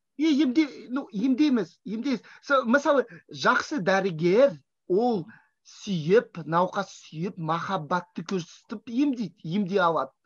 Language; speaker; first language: Kazakh; non-native, fluent; Russian